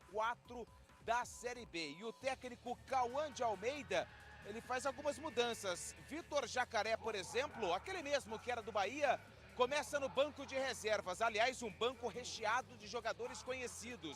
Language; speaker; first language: Portuguese; native; Portuguese